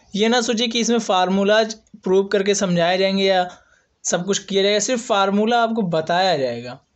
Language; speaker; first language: Hindi; native; Hindi